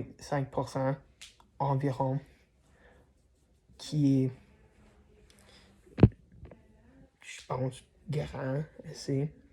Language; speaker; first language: French; non-native, learner; English